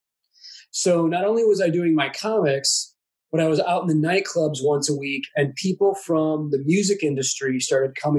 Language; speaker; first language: English; native; English